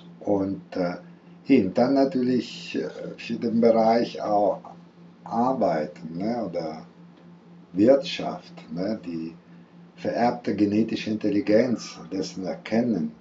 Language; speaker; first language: German; non-native, fluent; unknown